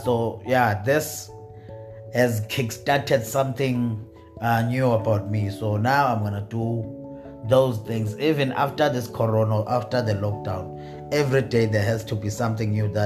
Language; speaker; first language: English; non-native, local second language; Xhosa